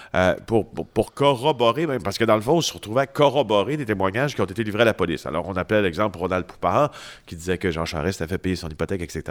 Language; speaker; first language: French; native; French